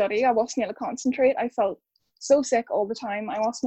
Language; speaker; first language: English; native; English